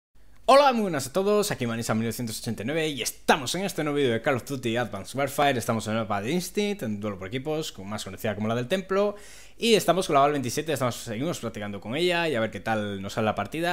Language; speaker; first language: Spanish; native; Spanish